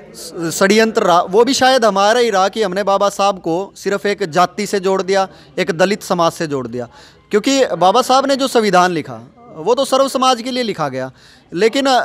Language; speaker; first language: Hindi; native; Hindi